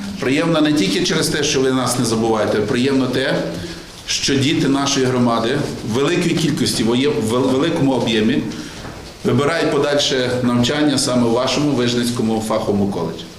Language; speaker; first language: Ukrainian; native; Ukrainian